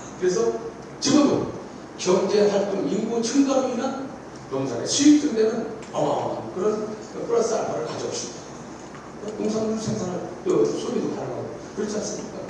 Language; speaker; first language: Korean; native; Korean